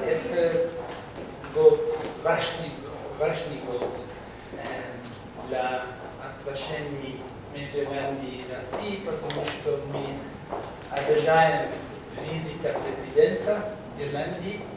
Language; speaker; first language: Russian; non-native, learner; English